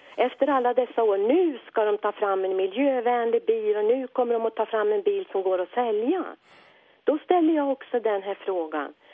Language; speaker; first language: Swedish; native; Swedish